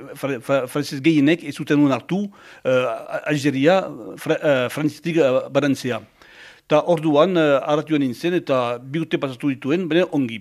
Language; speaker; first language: Basque; non-native, local second language; French